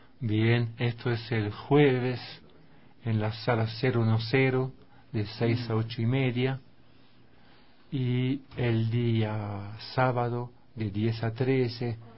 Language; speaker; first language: Spanish; non-native, fluent; French